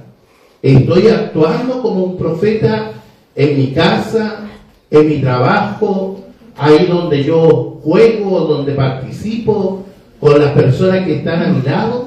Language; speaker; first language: Spanish; native; Spanish